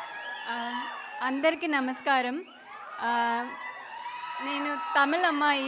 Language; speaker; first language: Telugu; non-native, learner; Tamil